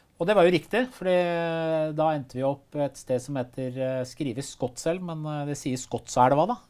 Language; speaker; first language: Norwegian; early bilingual, other home language; Persian